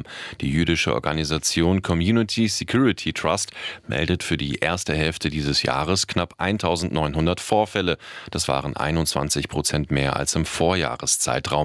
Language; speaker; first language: German; native; German